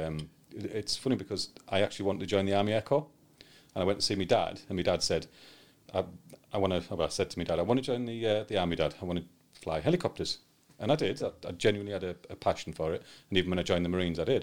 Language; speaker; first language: English; native; English